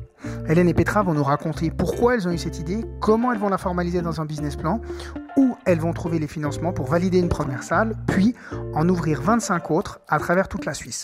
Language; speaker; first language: French; native; French